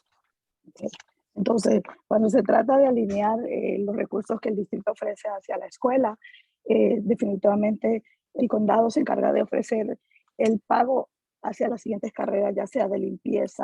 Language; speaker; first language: Spanish; native; Spanish